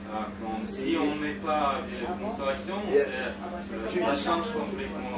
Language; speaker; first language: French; non-native, fluent; Russian